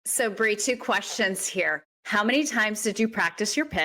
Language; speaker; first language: English; native; English